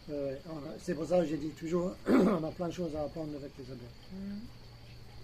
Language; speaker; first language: French; non-native, fluent; English